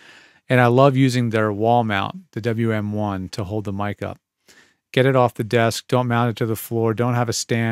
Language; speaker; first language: English; native; English